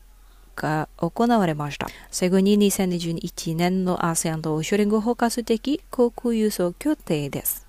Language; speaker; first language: Japanese; non-native, fluent; Indonesian